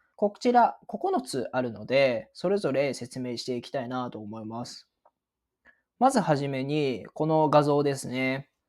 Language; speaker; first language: Japanese; native; Japanese